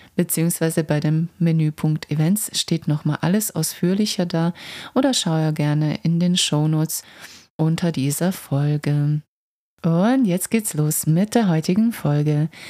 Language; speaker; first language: German; non-native, fluent; Croatian